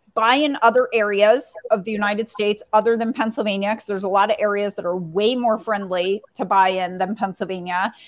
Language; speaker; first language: English; native; English